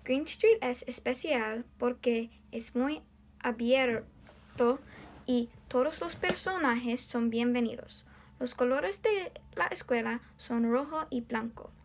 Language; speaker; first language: Spanish; non-native, learner; English